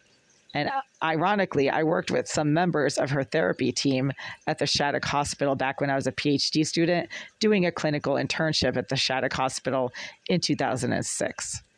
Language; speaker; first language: English; native; English